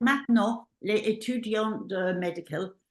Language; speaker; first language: French; non-native, learner; English